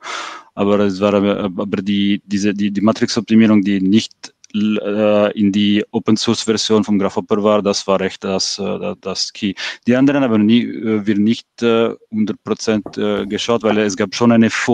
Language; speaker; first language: German; non-native, fluent; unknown